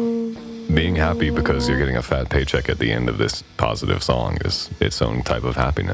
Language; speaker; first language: English; native; English